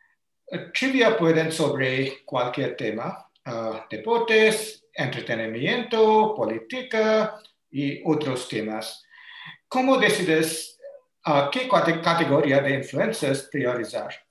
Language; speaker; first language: Spanish; non-native, learner; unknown